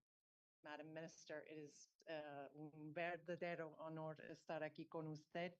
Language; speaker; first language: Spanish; non-native, fluent; English